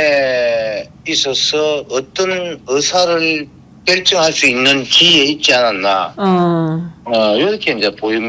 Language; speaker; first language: Korean; native; Korean